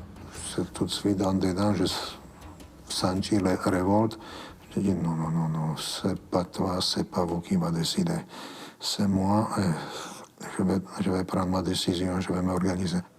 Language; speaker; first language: French; non-native, fluent; Slovak